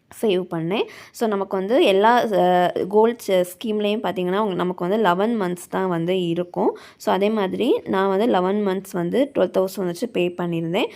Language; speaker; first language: Tamil; native; Tamil